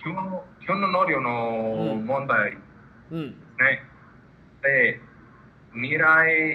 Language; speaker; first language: Japanese; non-native, learner; Spanish